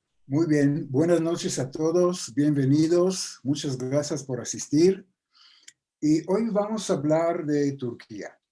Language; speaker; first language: Spanish; non-native, fluent; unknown